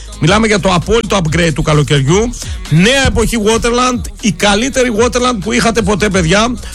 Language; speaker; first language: Greek; native; Greek